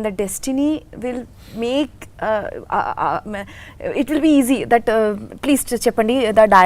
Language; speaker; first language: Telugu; non-native, learner; Bangla